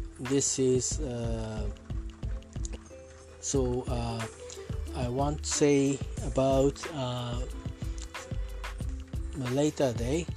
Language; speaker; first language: English; non-native, learner; Japanese